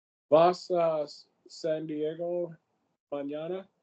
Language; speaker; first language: Spanish; non-native, learner; English